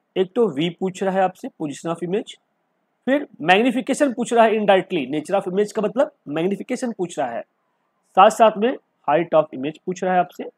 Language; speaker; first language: Hindi; native; Hindi